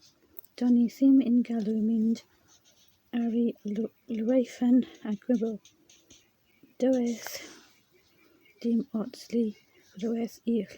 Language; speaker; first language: Welsh; non-native, learner; English